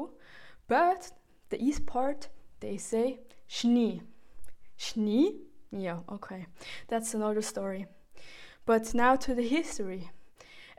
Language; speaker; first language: English; non-native, fluent; Swiss German